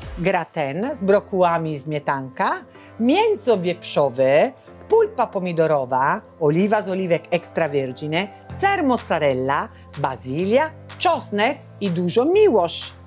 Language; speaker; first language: Polish; non-native, learner; Italian